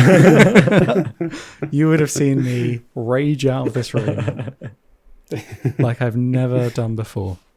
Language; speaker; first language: English; native; English